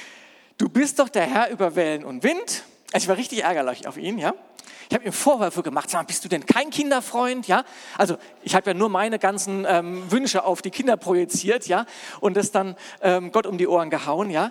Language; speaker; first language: German; native; German